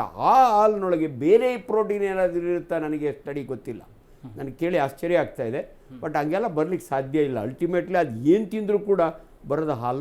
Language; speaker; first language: Kannada; native; Kannada